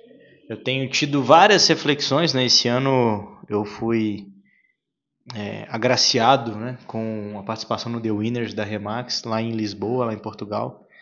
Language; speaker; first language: Portuguese; native; Portuguese